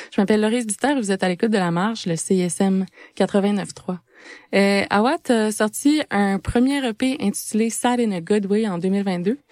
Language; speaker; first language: French; native; French